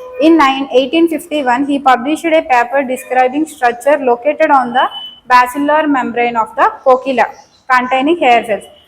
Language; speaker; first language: English; non-native, local second language; Telugu